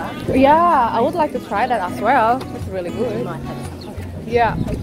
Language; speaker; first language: English; non-native, fluent; Indonesian